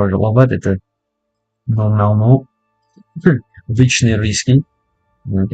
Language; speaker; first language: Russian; non-native, learner; English